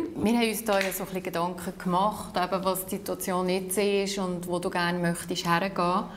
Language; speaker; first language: German; native; German